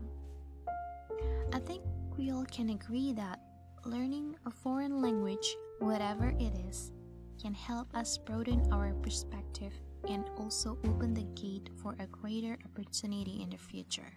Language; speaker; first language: English; non-native, fluent; Indonesian